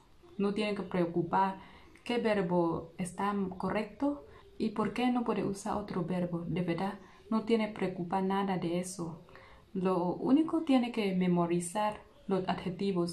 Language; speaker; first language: Spanish; non-native, learner; Vietnamese